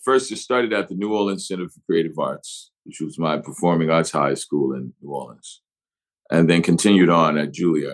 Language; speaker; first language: English; native; English